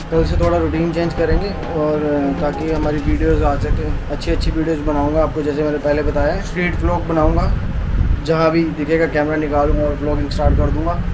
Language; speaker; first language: Hindi; native; Hindi